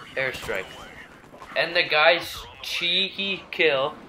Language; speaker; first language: English; native; English